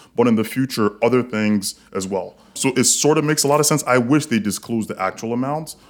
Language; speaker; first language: English; non-native, local second language; Yoruba